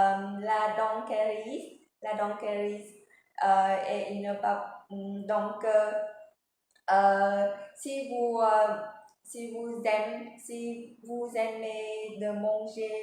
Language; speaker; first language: French; non-native, learner; Vietnamese